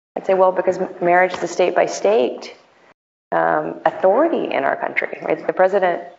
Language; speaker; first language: English; native; English